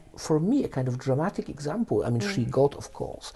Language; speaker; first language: English; non-native, fluent; Polish